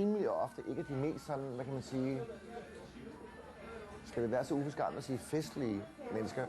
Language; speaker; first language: Danish; native; Danish